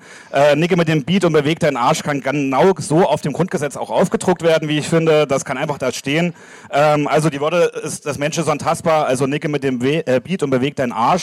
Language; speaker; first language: German; native; German